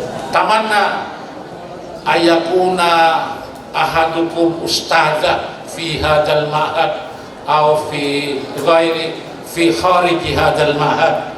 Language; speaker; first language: Arabic; non-native, fluent; Indonesian